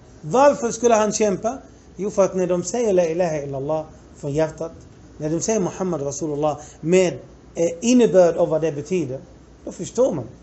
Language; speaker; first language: Swedish; non-native, fluent; Arabic